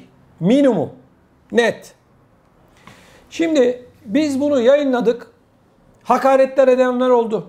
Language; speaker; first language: Turkish; native; Turkish